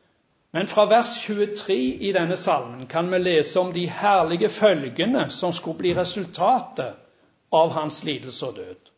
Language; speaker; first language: Norwegian; native; Norwegian